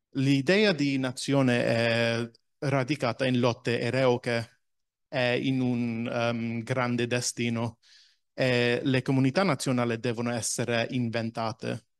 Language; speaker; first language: Italian; non-native, fluent; English